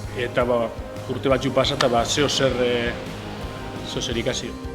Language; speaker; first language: Basque; non-native, local second language; Spanish